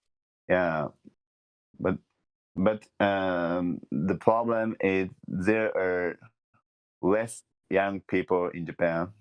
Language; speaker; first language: English; non-native, learner; Japanese